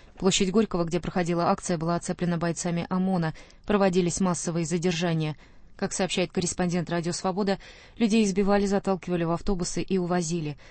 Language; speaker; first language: Russian; native; Russian